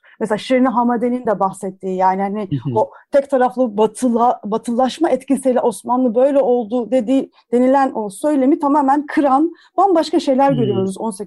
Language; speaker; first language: Turkish; native; Turkish